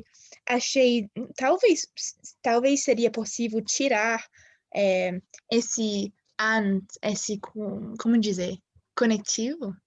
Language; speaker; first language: Portuguese; non-native, fluent; English